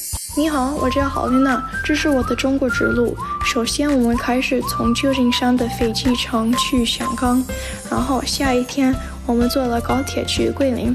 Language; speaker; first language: Chinese; non-native, learner; English